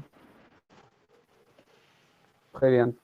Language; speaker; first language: French; non-native, learner; Spanish